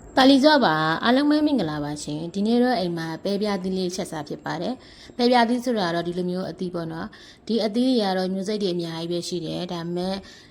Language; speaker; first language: Burmese; native; Burmese